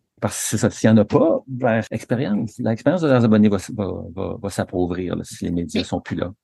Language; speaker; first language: French; native; French